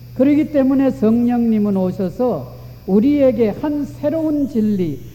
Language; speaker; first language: Korean; native; Korean